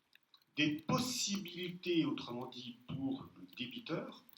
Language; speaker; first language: French; native; French